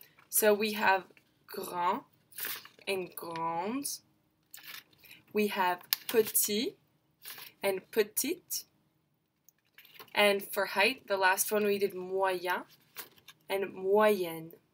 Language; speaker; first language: English; native; English